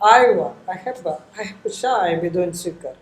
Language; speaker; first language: Arabic; non-native, learner; Malayalam